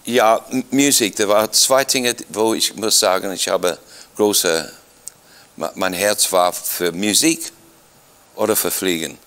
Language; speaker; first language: German; non-native, fluent; English